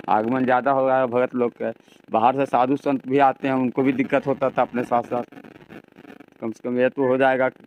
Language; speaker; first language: Hindi; native; Hindi